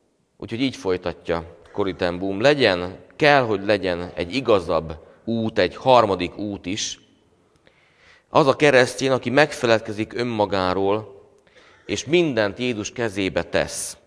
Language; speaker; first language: Hungarian; native; Hungarian